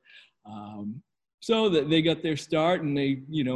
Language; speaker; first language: English; native; English